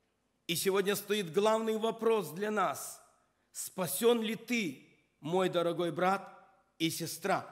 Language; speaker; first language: Russian; non-native, local second language; Ukrainian